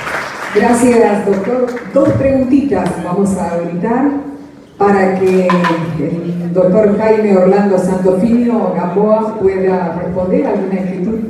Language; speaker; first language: Spanish; native; Spanish